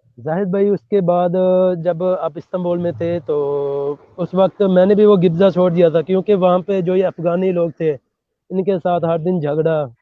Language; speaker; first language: Urdu; non-native, local second language; Punjabi